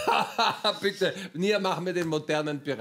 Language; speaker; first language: German; native; German